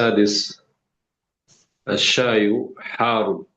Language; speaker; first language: Arabic; non-native, learner; Indonesian